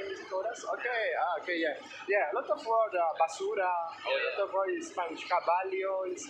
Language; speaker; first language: English; non-native, learner; French